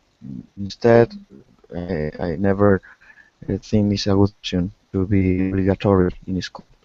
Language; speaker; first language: English; non-native, learner; Spanish